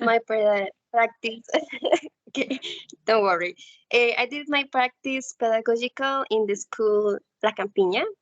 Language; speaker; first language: English; non-native, learner; Spanish